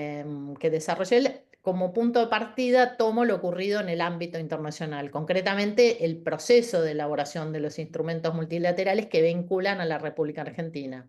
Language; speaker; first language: Spanish; native; Spanish